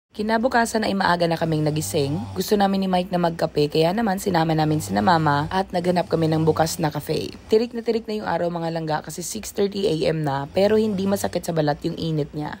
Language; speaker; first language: Filipino; non-native, local second language; Cebuano